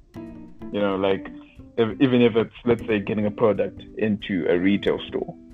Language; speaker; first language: English; non-native, local second language; Shona